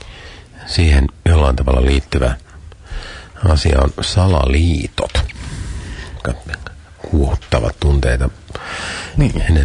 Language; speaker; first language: Finnish; native; Finnish